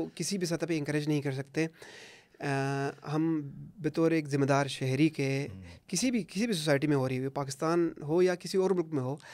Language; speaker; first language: Urdu; non-native, local second language; Punjabi